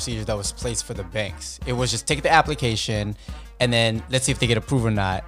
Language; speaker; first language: English; non-native, local second language; Filipino